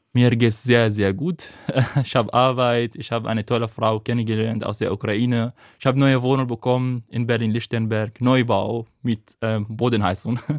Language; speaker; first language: German; non-native, fluent; Arabic